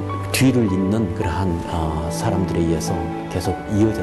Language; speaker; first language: Korean; native; Korean